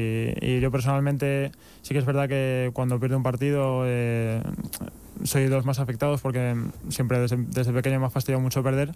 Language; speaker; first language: Spanish; native; Spanish